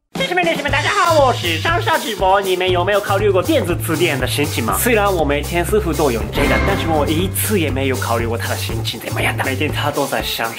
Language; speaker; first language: Chinese; non-native, fluent; Japanese